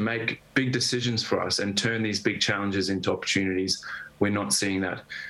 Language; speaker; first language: English; native; English